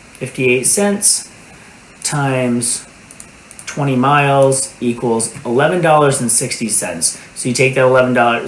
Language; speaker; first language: English; native; English